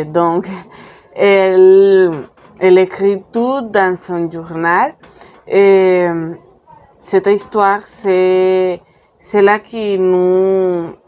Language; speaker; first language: French; non-native, learner; Spanish